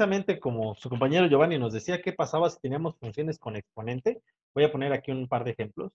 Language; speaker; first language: Spanish; native; Spanish